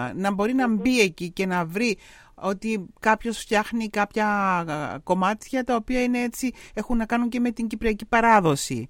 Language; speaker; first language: Greek; native; Greek